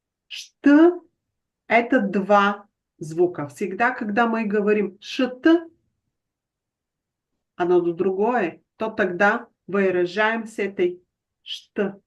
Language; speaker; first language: Russian; non-native, fluent; Bulgarian